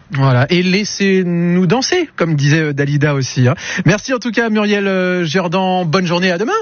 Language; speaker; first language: French; native; French